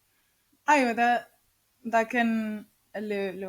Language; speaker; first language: Arabic; non-native, learner; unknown